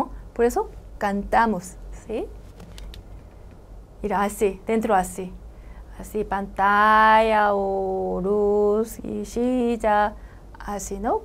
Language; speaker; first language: Spanish; non-native, learner; Korean